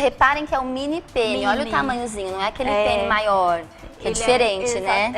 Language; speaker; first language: Portuguese; native; Portuguese